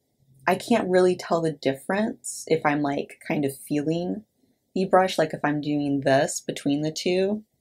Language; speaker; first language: English; native; English